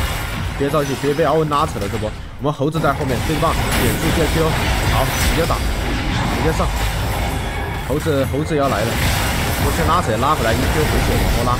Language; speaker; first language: Chinese; native; Chinese